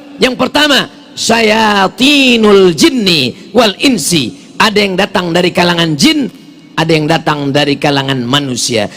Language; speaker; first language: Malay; native; Malay